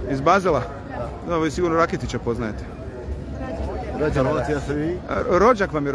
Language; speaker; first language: Serbian; native; Serbian